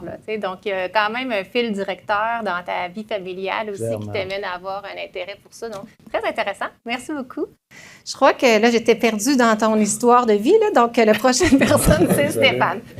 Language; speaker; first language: French; native; French